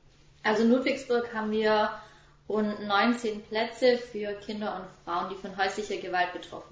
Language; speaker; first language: German; native; German